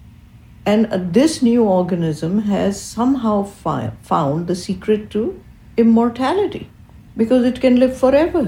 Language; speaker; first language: English; non-native, local second language; Urdu